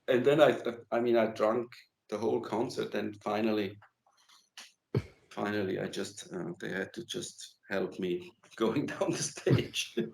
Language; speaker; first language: English; non-native, fluent; German